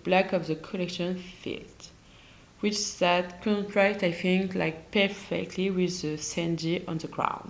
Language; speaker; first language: English; non-native, learner; French